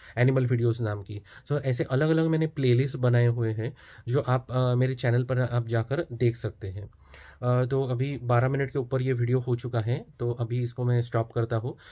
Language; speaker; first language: Hindi; non-native, local second language; Marathi